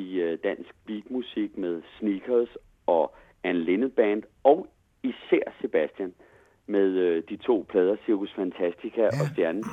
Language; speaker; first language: Danish; native; Danish